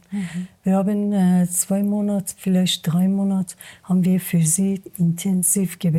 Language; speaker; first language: German; non-native, learner; Persian